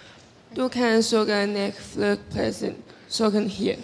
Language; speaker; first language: German; non-native, learner; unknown